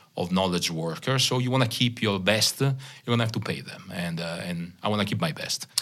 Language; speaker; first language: English; non-native, fluent; Italian